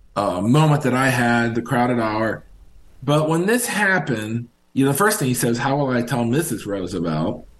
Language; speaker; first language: English; native; English